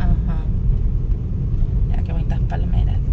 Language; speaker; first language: Spanish; native; Spanish